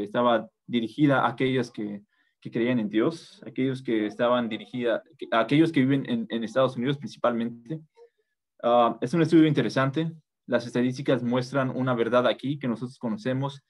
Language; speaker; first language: Spanish; native; Spanish